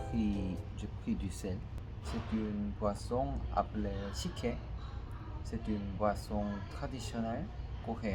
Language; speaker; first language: French; non-native, learner; Korean